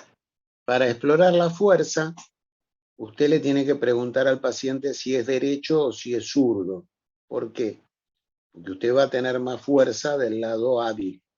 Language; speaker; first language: Spanish; native; Spanish